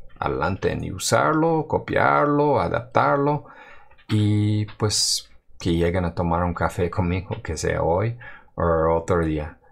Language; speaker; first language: Spanish; non-native, fluent; English